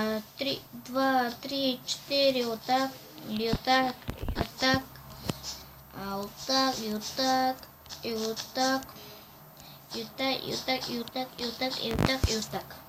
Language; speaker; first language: Russian; non-native, local second language; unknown